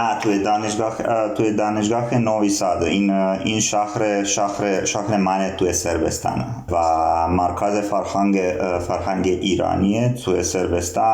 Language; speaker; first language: Persian; non-native, learner; Serbian